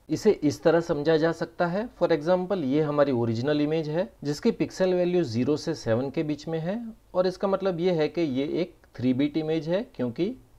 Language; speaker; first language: Hindi; non-native, local second language; Gujarati